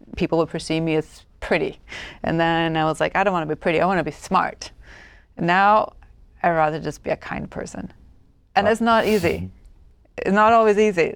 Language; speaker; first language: English; non-native, fluent; Swedish